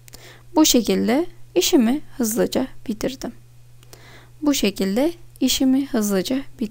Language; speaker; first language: Turkish; non-native, fluent; Russian